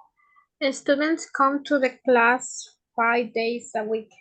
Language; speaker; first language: English; non-native, learner; Spanish